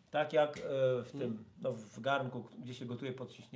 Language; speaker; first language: Polish; native; Polish